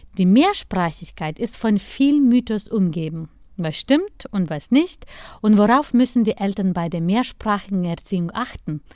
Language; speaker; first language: German; non-native, fluent; Lithuanian